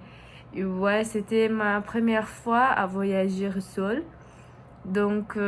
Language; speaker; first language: French; non-native, learner; Portuguese